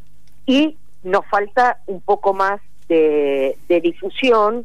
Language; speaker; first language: Spanish; native; Spanish